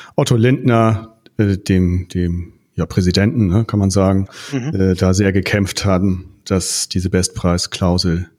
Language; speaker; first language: German; native; German